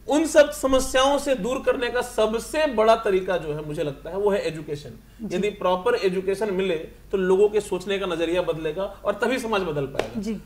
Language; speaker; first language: Hindi; native; Hindi